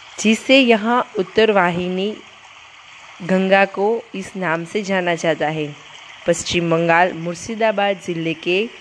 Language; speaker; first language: Hindi; non-native, local second language; Gujarati